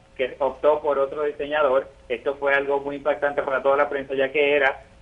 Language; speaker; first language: Spanish; native; Spanish